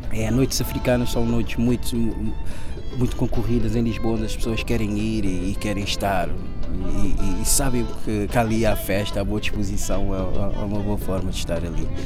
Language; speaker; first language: Portuguese; non-native, local second language; Kabuverdianu